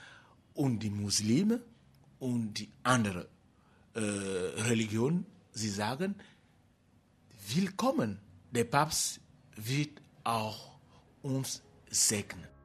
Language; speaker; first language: German; non-native, fluent; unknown